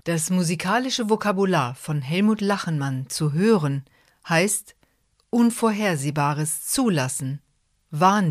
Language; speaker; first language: German; native; German